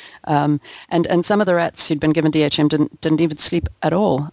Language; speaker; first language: English; native; English